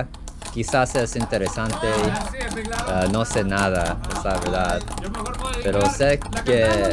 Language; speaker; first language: Spanish; non-native, learner; English